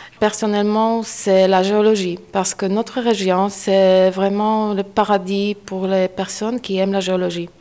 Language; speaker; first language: French; non-native, fluent; Polish